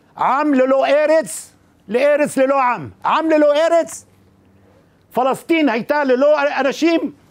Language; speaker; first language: Hebrew; non-native, local second language; Arabic